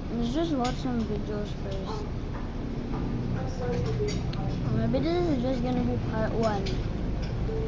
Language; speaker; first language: English; non-native, local second language; Filipino